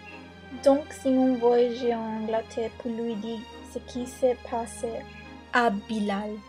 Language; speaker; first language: French; non-native, learner; English